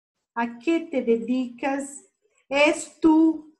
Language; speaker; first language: Spanish; non-native, fluent; Portuguese